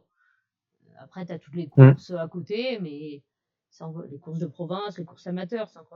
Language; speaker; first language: French; native; French